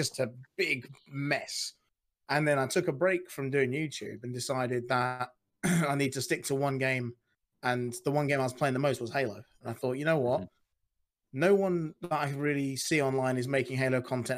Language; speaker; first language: English; native; English